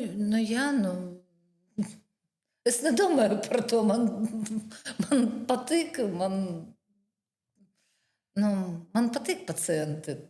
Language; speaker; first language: Latvian; non-native, learner; Russian